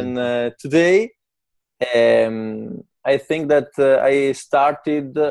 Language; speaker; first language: English; non-native, learner; Italian